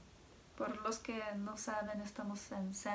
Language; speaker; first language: Spanish; non-native, fluent; Czech